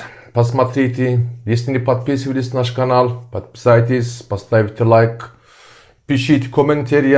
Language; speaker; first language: Russian; non-native, learner; Turkish